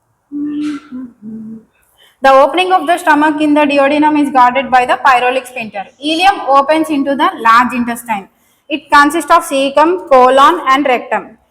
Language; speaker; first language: English; non-native, local second language; Telugu